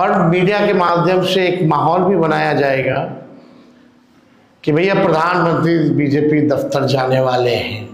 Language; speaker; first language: Hindi; native; Hindi